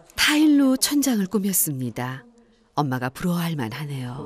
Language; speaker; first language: Korean; native; Korean